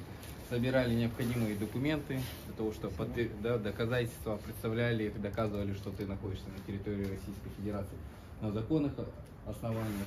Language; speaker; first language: Russian; native; Russian